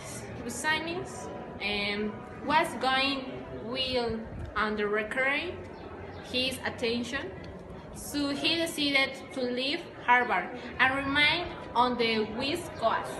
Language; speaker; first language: English; non-native, learner; Spanish